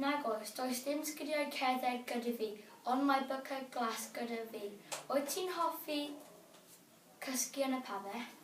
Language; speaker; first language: Welsh; non-native, learner; English